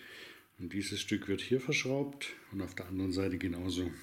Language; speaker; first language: German; native; German